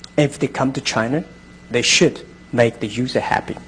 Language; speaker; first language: English; non-native, fluent; Chinese